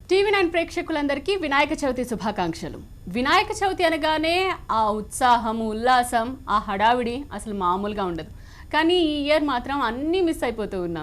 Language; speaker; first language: Telugu; native; Telugu